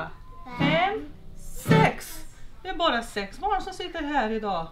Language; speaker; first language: Swedish; non-native, fluent; Slovenian